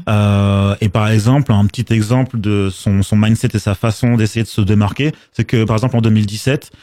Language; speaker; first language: French; native; French